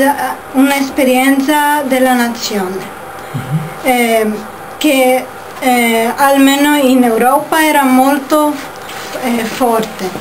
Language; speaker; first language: Italian; non-native, fluent; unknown